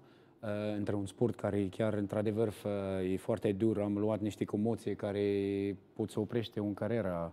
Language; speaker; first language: Romanian; non-native, learner; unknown